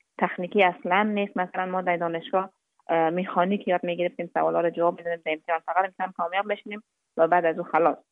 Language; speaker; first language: Persian; native; Persian